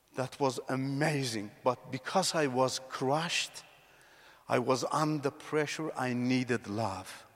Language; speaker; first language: English; non-native, fluent; Persian